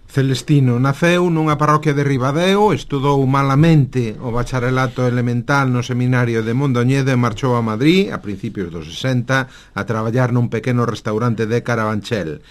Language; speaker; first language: Galician; native; Galician